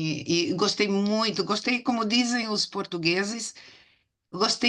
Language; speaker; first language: Portuguese; non-native, fluent; Spanish